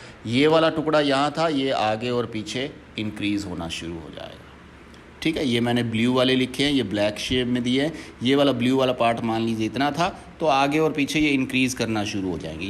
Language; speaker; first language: Hindi; native; Hindi